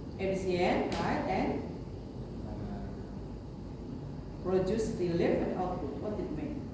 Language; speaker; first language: English; non-native, learner; Indonesian